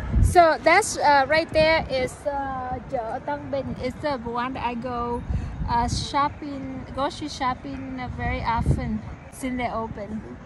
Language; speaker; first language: English; non-native, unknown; Vietnamese